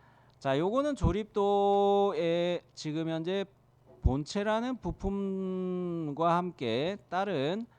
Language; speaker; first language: Korean; native; Korean